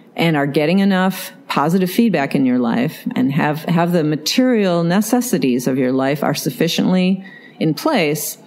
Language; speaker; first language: English; native; English